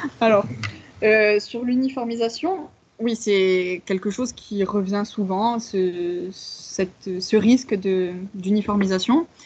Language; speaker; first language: French; native; French